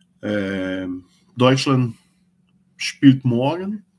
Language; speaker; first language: German; non-native, learner; Portuguese